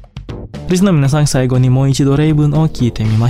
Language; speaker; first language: Japanese; non-native, fluent; Indonesian